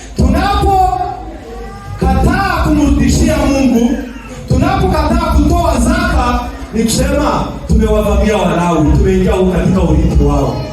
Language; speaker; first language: Swahili; non-native, local second language; Kinyarwanda